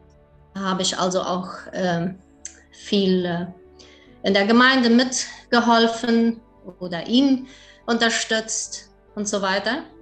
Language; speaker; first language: German; early bilingual, heritage; German